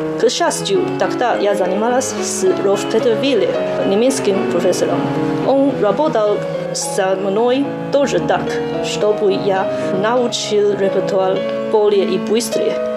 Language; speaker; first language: Russian; non-native, learner; Chinese